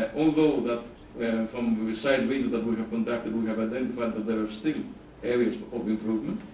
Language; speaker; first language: English; non-native, fluent; Greek